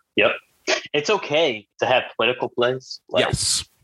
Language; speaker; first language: English; native; English